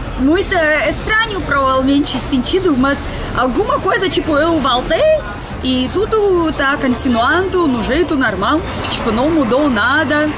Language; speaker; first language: Portuguese; non-native, learner; Russian